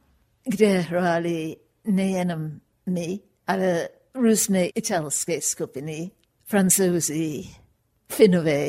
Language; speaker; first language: Czech; non-native, fluent; English